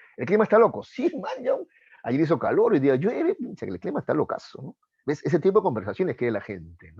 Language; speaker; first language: Spanish; native; Spanish